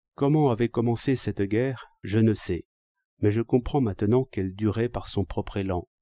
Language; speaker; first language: French; native; French